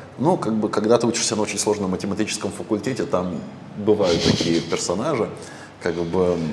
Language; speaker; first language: Russian; early bilingual, other home language; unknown